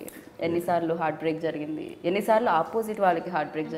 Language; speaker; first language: Telugu; native; Telugu